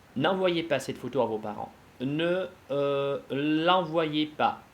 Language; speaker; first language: French; non-native, fluent; Russian